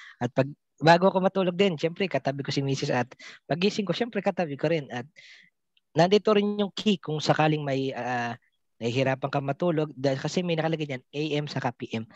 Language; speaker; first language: Filipino; non-native, local second language; Cebuano